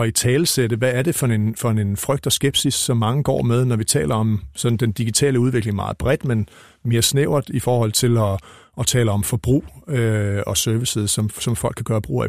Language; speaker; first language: Danish; native; Danish